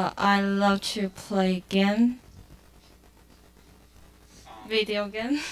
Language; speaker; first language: English; non-native, learner; Chinese